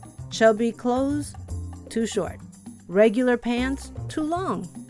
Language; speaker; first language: English; early bilingual, other home language; Spanish